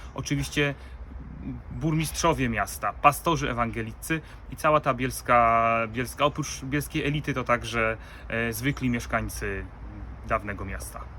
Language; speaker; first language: Polish; native; Polish